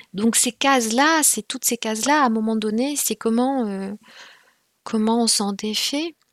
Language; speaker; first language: French; non-native, local second language; Kinyarwanda